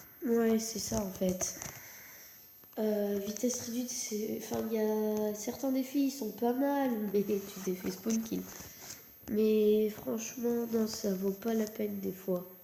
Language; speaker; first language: French; native; French